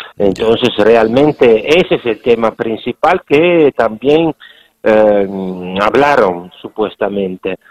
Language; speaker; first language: Spanish; non-native, fluent; Italian